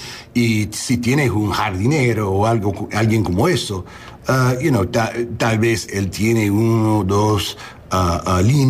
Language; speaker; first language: Spanish; non-native, learner; English